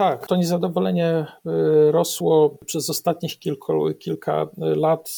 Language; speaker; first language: Polish; native; Polish